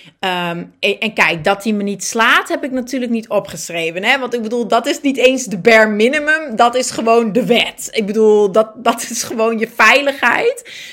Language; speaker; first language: Dutch; native; Dutch